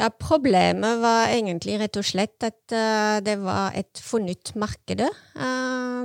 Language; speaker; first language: Norwegian; non-native, fluent; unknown